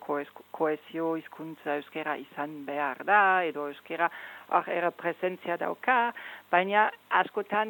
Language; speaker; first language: Basque; non-native, fluent; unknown